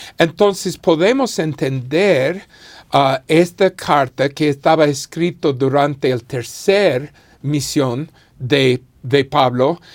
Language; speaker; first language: Spanish; non-native, fluent; English